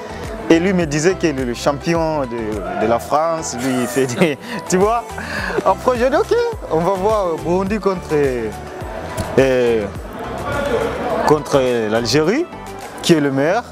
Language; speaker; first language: French; non-native, local second language; Rundi